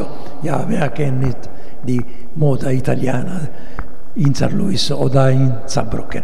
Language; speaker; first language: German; non-native, learner; Italian